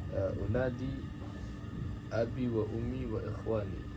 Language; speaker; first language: Arabic; non-native, learner; Indonesian